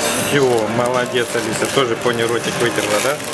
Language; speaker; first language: Russian; native; Russian